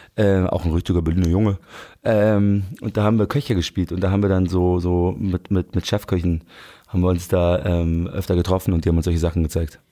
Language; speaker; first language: German; native; German